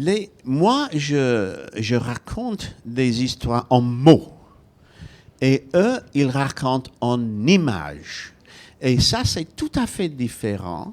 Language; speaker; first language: French; non-native, fluent; Welsh